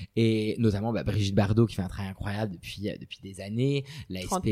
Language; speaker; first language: French; native; French